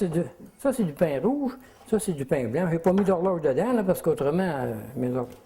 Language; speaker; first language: French; native; French